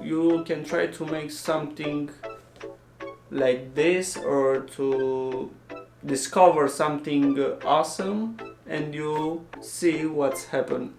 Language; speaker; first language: English; non-native, learner; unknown